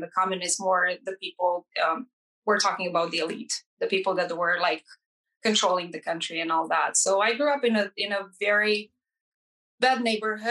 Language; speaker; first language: English; non-native, fluent; Romanian